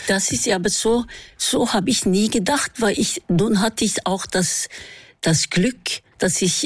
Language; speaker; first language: German; non-native, fluent; Norwegian